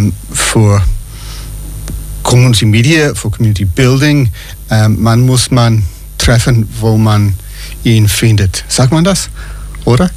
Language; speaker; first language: German; non-native, fluent; English